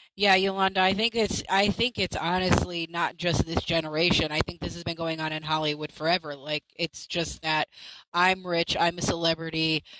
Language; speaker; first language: English; native; English